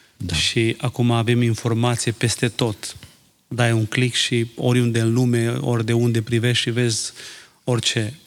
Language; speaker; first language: Romanian; native; Romanian